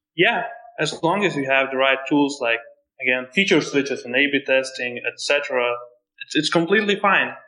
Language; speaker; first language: English; non-native, fluent; Lithuanian